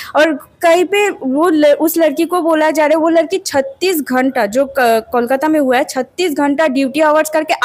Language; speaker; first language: Hindi; non-native, local second language; Bangla